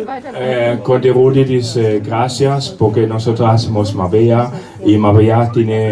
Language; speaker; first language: Spanish; non-native, learner; German